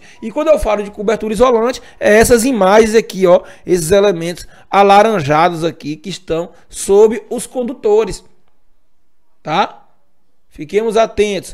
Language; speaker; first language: Portuguese; native; Portuguese